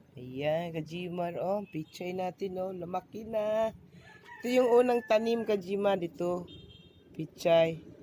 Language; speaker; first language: Filipino; native; Filipino